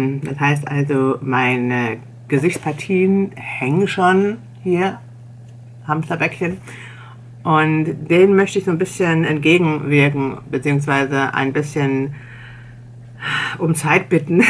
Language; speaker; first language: German; native; German